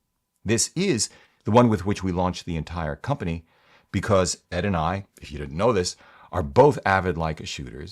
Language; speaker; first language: English; native; English